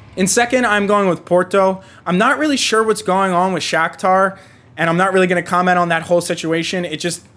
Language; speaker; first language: English; native; English